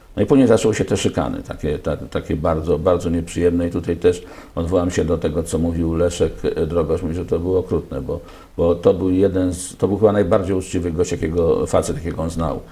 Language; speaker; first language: Polish; native; Polish